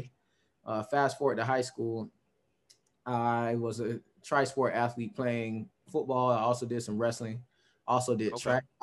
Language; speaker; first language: English; native; English